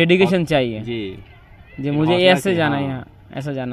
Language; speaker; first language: Hindi; non-native, learner; Bangla